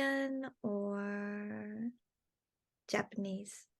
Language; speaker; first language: English; non-native, learner; Japanese